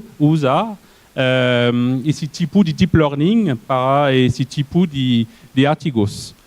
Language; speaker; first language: Portuguese; non-native, fluent; French